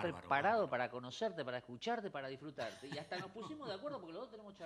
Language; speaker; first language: Spanish; native; Spanish